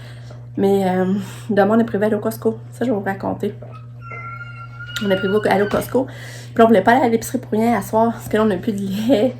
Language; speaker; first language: French; native; French